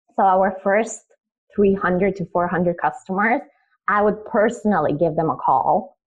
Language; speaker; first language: English; early bilingual, other home language; Italian